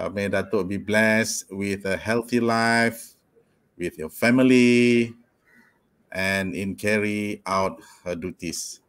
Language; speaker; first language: English; non-native, local second language; Malay